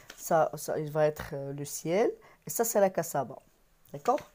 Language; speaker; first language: French; non-native, local second language; Arabic